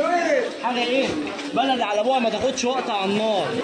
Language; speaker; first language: Arabic; native; Arabic